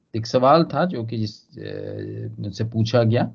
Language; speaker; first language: Urdu; native; Urdu